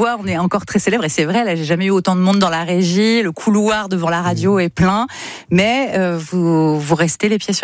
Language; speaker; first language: French; native; French